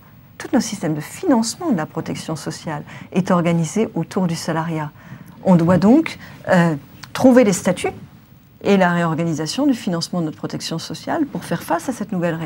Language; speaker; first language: French; native; French